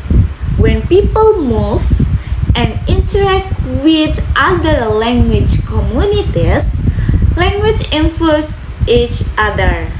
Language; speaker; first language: English; non-native, local second language; Indonesian